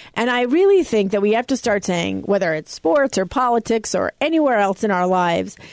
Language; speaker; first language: English; native; English